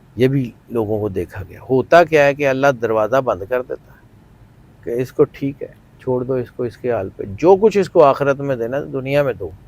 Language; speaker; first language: Urdu; non-native, local second language; Punjabi